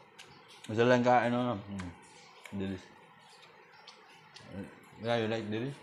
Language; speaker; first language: English; non-native, learner; Cebuano